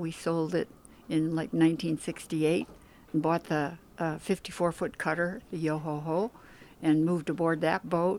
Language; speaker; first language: English; native; English